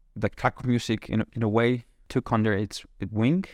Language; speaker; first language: English; non-native, fluent; Spanish